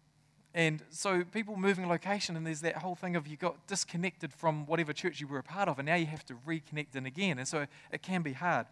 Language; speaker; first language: English; native; English